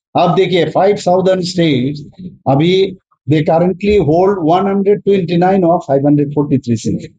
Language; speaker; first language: Hindi; non-native, local second language; Bangla